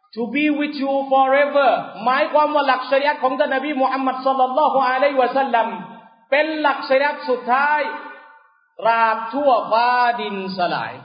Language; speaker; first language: Thai; native; Thai